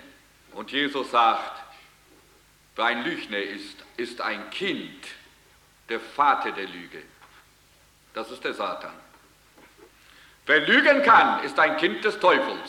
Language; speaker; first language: German; early bilingual, heritage; German